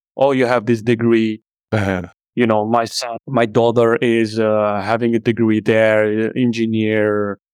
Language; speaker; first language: English; non-native, fluent; Arabic